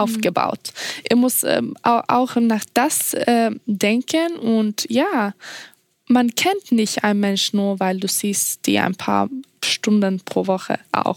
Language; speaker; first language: German; non-native, fluent; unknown